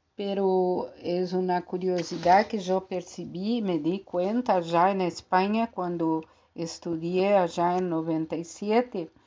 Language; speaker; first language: Spanish; non-native, fluent; Portuguese